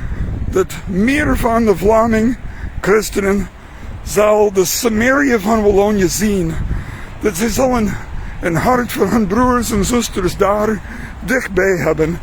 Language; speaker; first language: Dutch; non-native, fluent; English